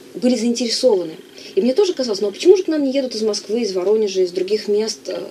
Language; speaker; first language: Russian; native; Russian